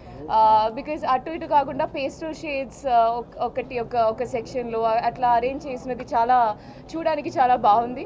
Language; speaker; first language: Telugu; non-native, fluent; Malayalam